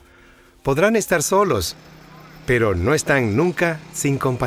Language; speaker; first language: Spanish; native; Spanish